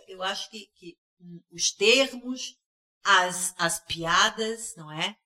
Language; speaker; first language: Portuguese; early bilingual, heritage; Portuguese